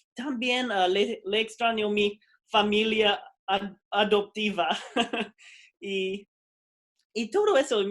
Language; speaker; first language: Spanish; non-native, fluent; English